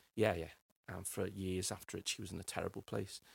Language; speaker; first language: English; native; English